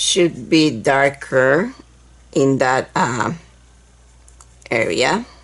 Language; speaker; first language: English; non-native, fluent; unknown